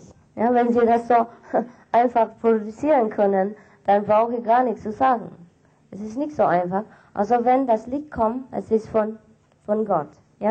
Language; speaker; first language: German; non-native, fluent; Vietnamese